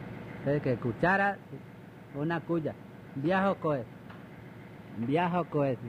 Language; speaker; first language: Spanish; non-native, local second language; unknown